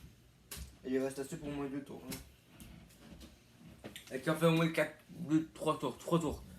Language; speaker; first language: French; native; French